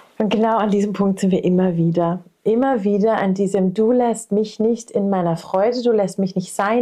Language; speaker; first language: German; native; German